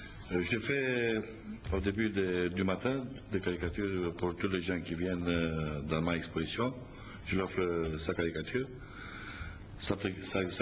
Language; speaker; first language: French; non-native, learner; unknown